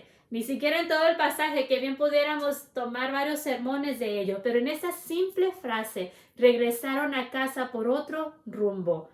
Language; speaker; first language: Spanish; native; Spanish